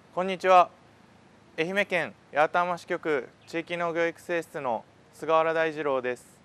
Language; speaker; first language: Japanese; native; Japanese